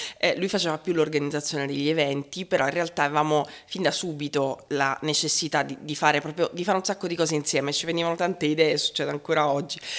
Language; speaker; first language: Italian; native; Italian